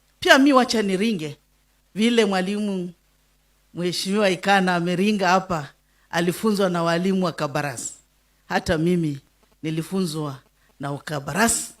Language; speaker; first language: Swahili; non-native, local second language; Luyia